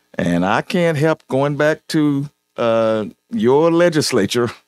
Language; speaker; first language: English; native; English